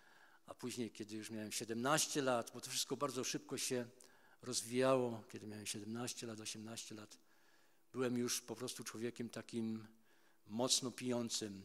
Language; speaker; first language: Polish; native; Polish